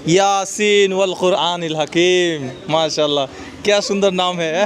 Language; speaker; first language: Hindi; non-native, learner; Bangla